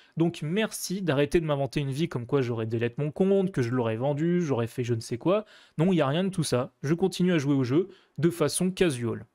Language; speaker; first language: French; native; French